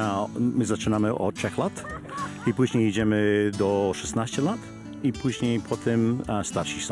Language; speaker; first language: Polish; early bilingual, heritage; Polish